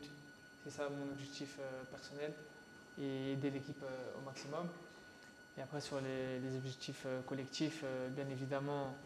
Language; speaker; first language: French; early bilingual, other home language; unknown